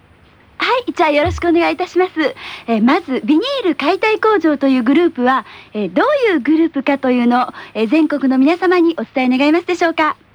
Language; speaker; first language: Japanese; native; Japanese